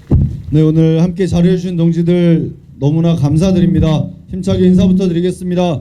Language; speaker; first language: Korean; native; Korean